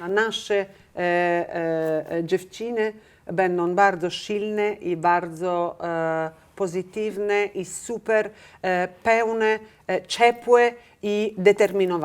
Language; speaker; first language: Polish; non-native, learner; Italian